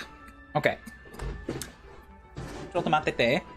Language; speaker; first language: Japanese; non-native, learner; English